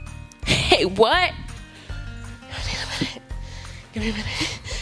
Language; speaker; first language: English; native; English